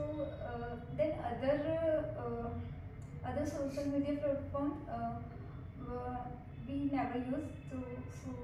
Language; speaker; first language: English; non-native, learner; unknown